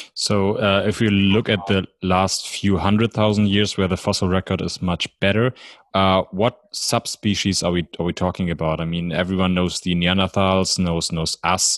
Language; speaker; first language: English; non-native, fluent; German